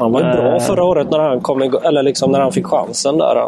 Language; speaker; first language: Swedish; native; Swedish